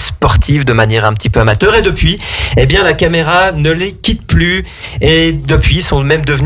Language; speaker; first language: French; native; French